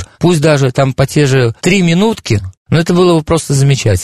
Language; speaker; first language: Russian; native; Russian